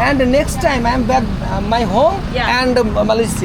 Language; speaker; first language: English; non-native, learner; Bangla